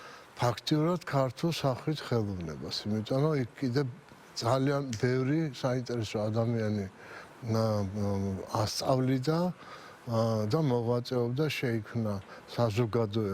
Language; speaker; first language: Georgian; native; Georgian